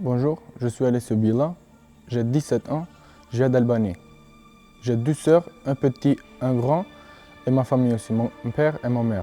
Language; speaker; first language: French; non-native, learner; Albanian